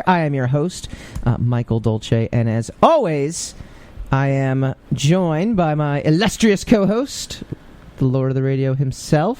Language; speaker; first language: English; native; English